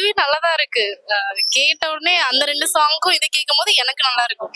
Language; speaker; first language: Tamil; native; Tamil